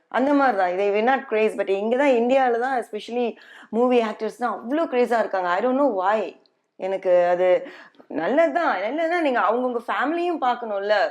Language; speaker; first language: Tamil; non-native, fluent; English